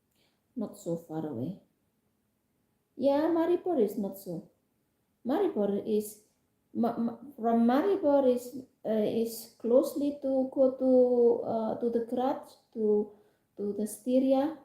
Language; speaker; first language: English; non-native, fluent; Indonesian